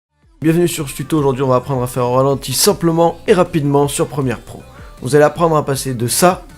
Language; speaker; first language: French; native; French